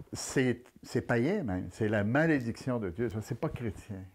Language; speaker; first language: French; native; French